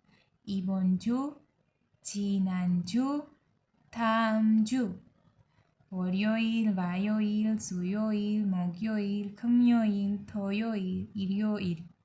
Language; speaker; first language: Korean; non-native, learner; Hindi